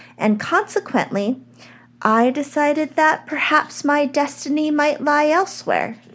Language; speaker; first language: English; native; English